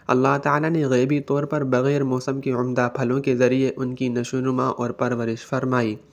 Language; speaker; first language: Urdu; native; Urdu